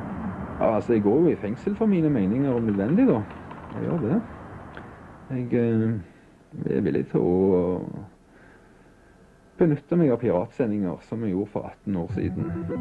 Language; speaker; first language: Norwegian; native; Norwegian